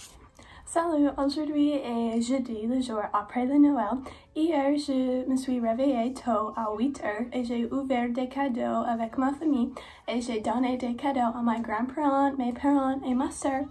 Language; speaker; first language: French; non-native, learner; English